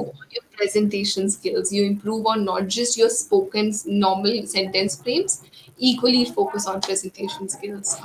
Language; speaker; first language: English; non-native, local second language; Hindi